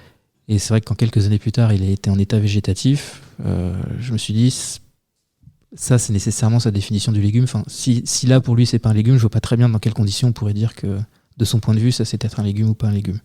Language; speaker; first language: French; native; French